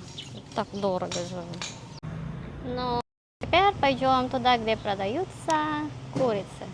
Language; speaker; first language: Russian; non-native, learner; Filipino